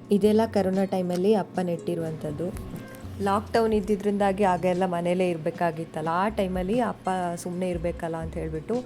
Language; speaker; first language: Kannada; non-native, local second language; Tulu